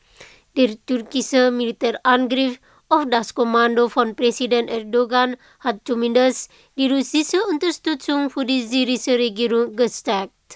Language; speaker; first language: German; non-native, fluent; Indonesian